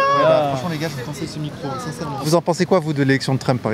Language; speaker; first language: French; native; French